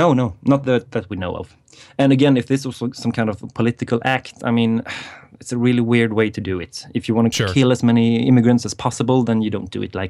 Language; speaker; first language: English; non-native, fluent; Swedish